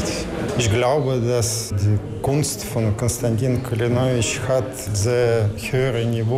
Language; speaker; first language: German; non-native, learner; Russian